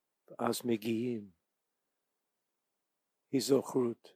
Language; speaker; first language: Hebrew; non-native, fluent; English